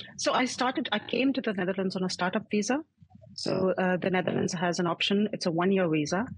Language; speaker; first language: English; non-native, local second language; Hindi